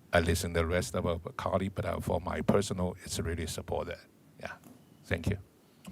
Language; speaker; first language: English; non-native, learner; Chinese